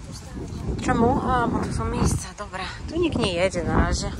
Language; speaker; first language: Polish; native; Polish